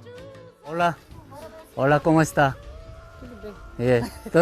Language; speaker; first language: Spanish; non-native, learner; Korean